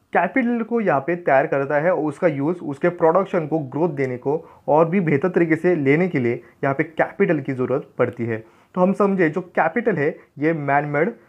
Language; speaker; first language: Hindi; non-native, local second language; Marathi